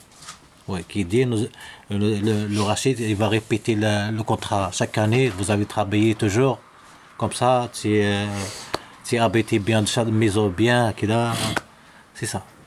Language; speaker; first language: French; non-native, learner; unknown